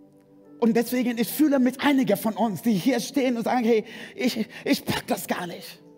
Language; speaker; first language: German; non-native, fluent; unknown